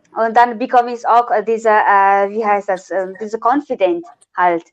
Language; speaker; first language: German; non-native, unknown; Nepali